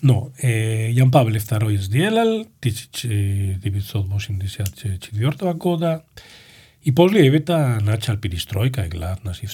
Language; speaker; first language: Russian; non-native, fluent; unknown